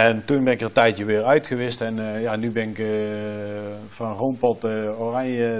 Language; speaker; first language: Dutch; native; Dutch